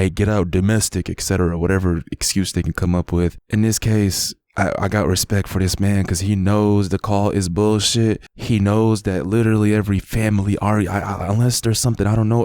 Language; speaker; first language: English; native; English